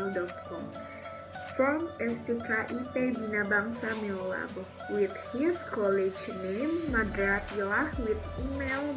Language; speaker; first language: English; non-native, learner; Indonesian